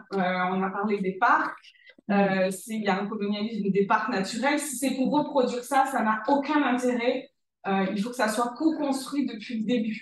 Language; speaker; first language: French; native; French